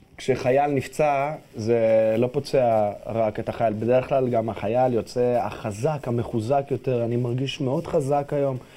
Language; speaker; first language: Hebrew; early bilingual, other home language; Russian